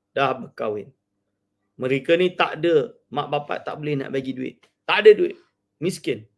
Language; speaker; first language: Malay; native; Malay